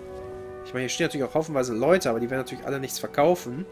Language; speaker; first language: German; native; German